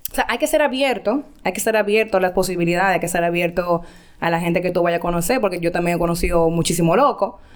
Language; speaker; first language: Spanish; native; Spanish